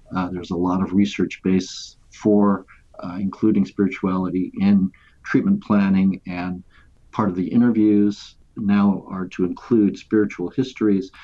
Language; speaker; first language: English; native; English